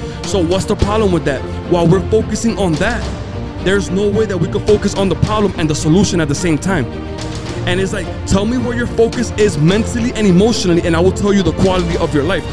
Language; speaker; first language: English; early bilingual, other home language; Spanish